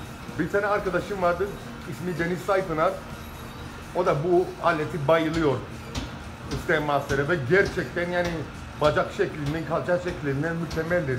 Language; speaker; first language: Turkish; non-native, fluent; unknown